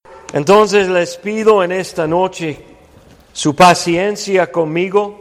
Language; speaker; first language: Spanish; non-native, fluent; English